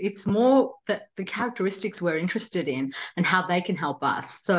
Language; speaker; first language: English; non-native, local second language; Hindi